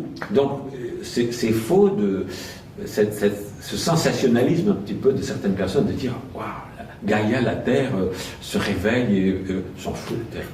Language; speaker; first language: French; native; French